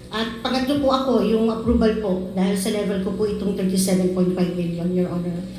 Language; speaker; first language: Filipino; native; Filipino